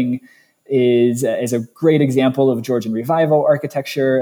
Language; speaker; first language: English; native; English